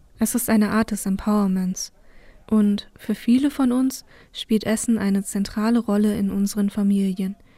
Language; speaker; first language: German; early bilingual, other home language; Vietnamese